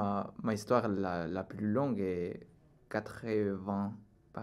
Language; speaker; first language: French; non-native, learner; Spanish